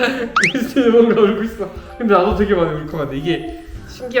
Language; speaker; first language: Korean; native; Korean